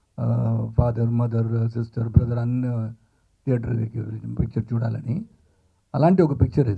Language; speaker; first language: Telugu; non-native, fluent; Tamil